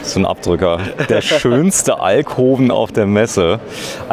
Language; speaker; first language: German; native; German